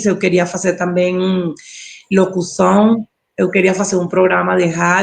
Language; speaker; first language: Portuguese; non-native, learner; Spanish